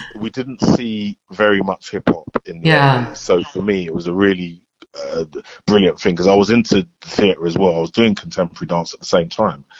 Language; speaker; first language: English; native; English